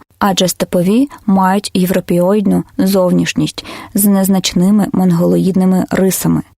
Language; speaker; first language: Ukrainian; non-native, local second language; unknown